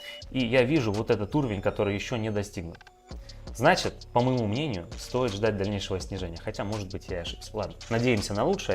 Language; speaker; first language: Russian; native; Russian